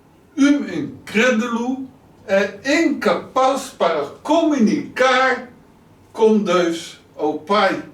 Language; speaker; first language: Portuguese; non-native, learner; Dutch